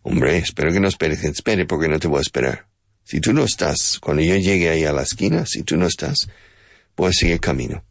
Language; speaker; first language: Spanish; non-native, fluent; English